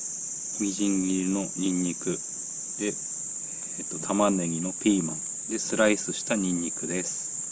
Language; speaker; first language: Japanese; native; Japanese